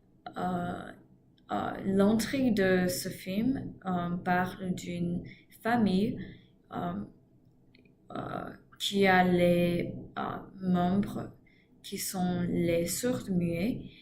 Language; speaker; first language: French; non-native, learner; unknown